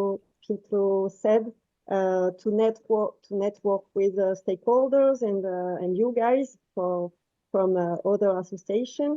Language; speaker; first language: English; non-native, fluent; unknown